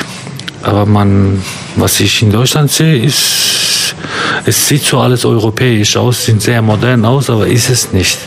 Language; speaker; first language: German; non-native, fluent; Turkish